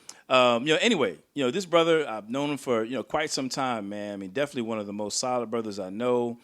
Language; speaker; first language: English; native; English